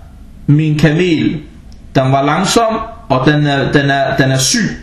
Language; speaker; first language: Danish; non-native, fluent; Arabic